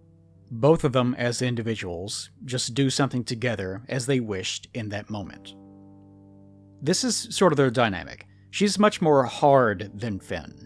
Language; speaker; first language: English; native; English